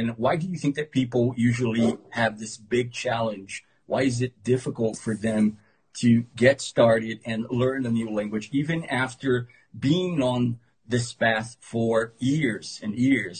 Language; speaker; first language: English; non-native, fluent; Portuguese